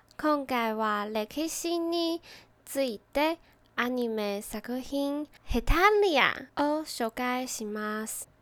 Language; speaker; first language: Japanese; non-native, learner; Chinese